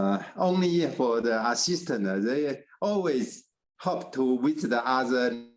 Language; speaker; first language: English; non-native, fluent; Chinese